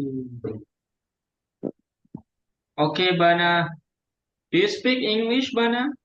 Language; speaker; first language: English; non-native, fluent; Indonesian